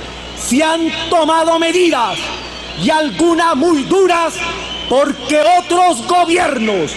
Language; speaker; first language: Spanish; native; Spanish